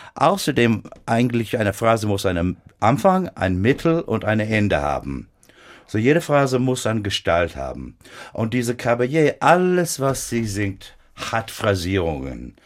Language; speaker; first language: German; non-native, fluent; English